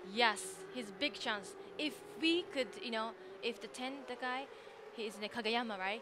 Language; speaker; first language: English; non-native, fluent; Japanese